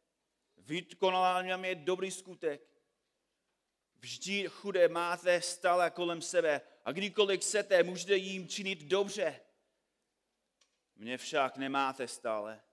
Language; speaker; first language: Czech; non-native, fluent; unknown